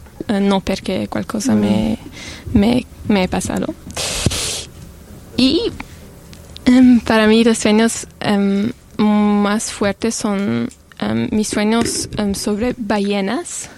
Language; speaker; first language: Spanish; non-native, learner; Italian